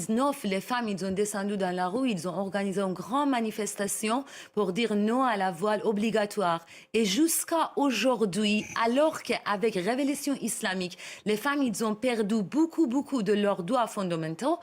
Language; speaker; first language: French; non-native, learner; Persian